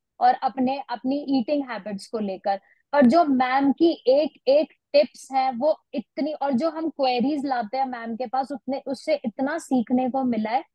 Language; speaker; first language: Hindi; native; Hindi